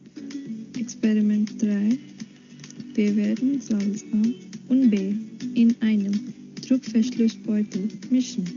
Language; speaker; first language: German; non-native, fluent; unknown